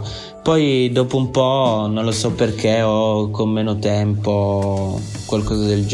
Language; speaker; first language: Italian; native; Italian